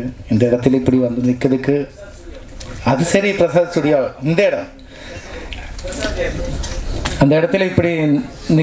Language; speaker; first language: Tamil; non-native, local second language; Malayalam